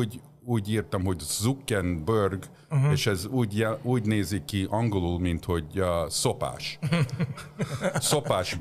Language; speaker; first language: Hungarian; early bilingual, heritage; Hungarian